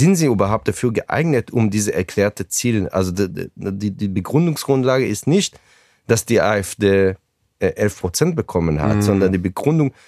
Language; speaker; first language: German; non-native, fluent; Hebrew